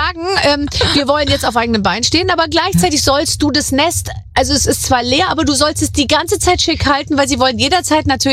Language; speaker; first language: German; native; German